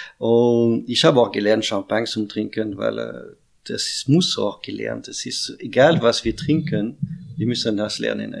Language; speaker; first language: German; non-native, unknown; French